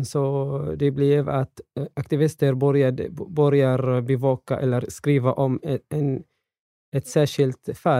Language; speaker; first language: Swedish; non-native, fluent; Arabic